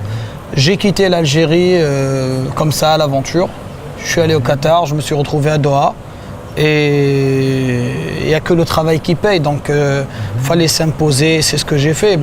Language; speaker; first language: French; non-native, local second language; Arabic